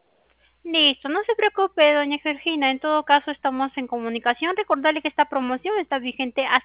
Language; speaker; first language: Spanish; native; Spanish